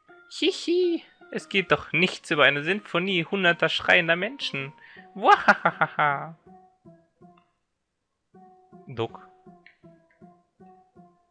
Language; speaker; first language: German; native; German